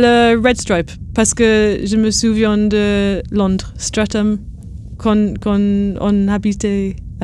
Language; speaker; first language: French; non-native, learner; English